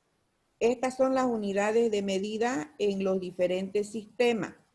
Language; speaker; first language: Spanish; native; Spanish